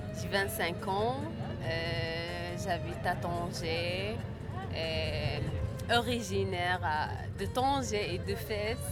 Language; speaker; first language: French; non-native, learner; Arabic